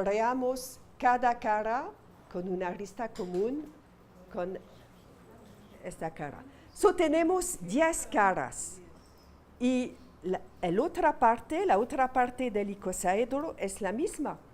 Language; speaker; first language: Spanish; non-native, fluent; French